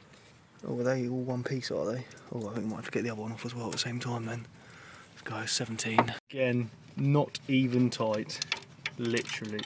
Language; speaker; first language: English; native; English